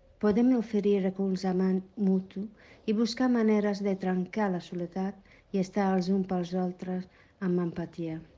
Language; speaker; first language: Catalan; non-native, fluent; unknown